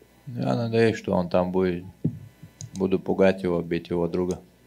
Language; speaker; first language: Russian; non-native, local second language; Chechen